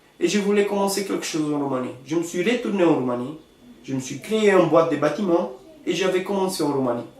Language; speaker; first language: French; non-native, fluent; Romanian